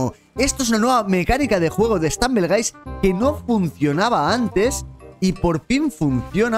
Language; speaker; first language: Spanish; native; Spanish